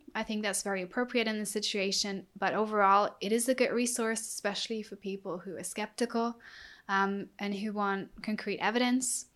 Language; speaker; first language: English; non-native, fluent; German